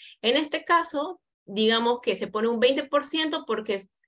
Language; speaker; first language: Spanish; native; Spanish